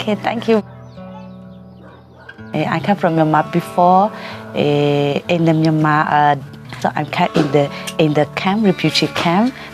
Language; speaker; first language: English; non-native, learner; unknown